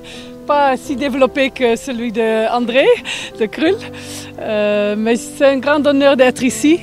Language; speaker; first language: French; non-native, fluent; Dutch